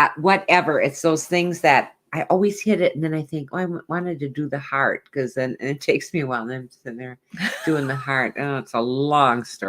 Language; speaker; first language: English; native; English